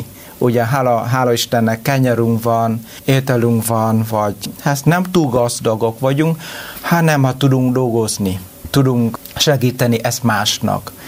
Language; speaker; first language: Hungarian; non-native, learner; Vietnamese